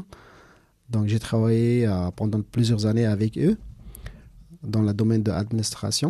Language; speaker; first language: French; non-native, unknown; Persian